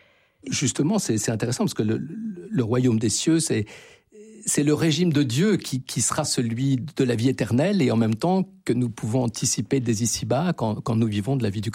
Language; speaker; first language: French; native; French